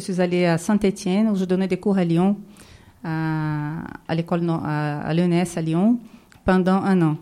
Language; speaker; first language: French; non-native, fluent; Portuguese